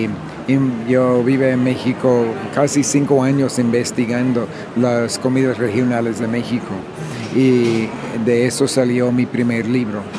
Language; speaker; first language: Spanish; non-native, fluent; English